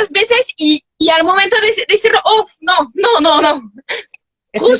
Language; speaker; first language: Spanish; non-native, fluent; French